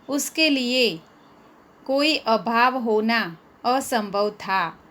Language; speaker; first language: Hindi; non-native, local second language; Gujarati